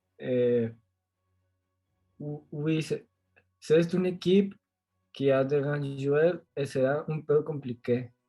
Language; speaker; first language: French; non-native, learner; Spanish